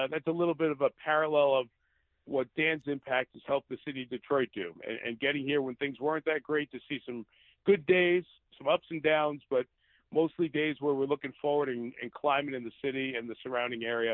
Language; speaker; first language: English; native; English